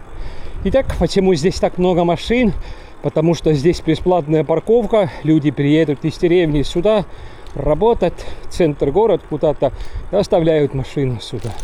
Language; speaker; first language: Russian; non-native, local second language; Estonian